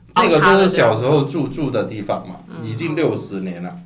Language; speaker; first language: Chinese; non-native, local second language; Cantonese